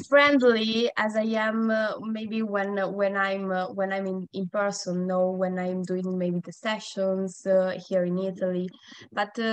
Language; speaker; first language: English; non-native, learner; Italian